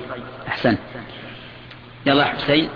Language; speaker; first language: Arabic; native; Arabic